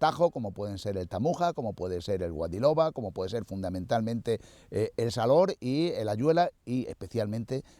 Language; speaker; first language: Spanish; native; Spanish